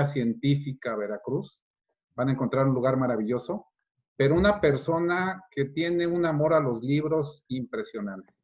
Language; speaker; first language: Spanish; native; Spanish